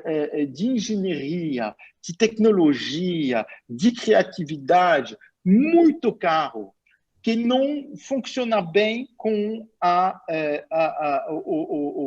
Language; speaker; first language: Portuguese; non-native, fluent; French